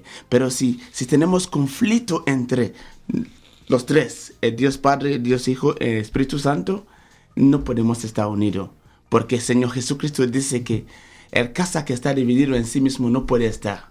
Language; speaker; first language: Spanish; non-native, fluent; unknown